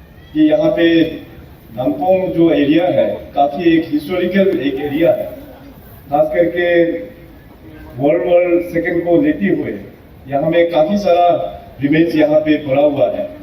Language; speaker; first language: Hindi; non-native, local second language; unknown